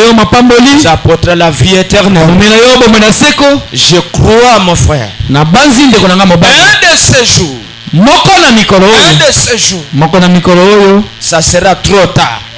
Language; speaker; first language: French; non-native, local second language; Lingala